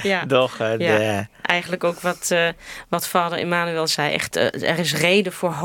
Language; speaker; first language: Dutch; native; Dutch